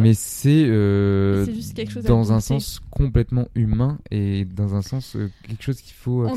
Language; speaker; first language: French; native; French